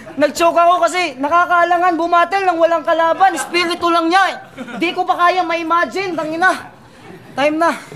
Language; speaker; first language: Filipino; non-native, local second language; Cebuano